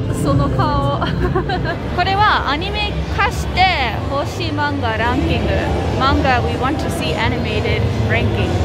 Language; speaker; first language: Japanese; non-native, learner; English